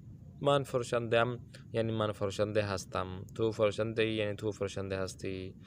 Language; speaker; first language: Persian; non-native, fluent; Urdu